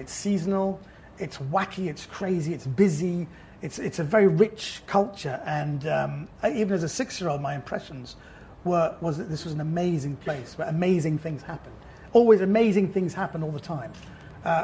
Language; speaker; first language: English; native; English